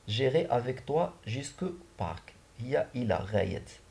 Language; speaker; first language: French; non-native, local second language; Arabic